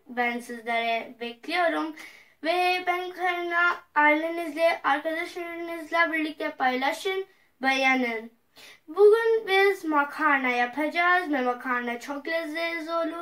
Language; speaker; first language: Turkish; non-native, learner; Urdu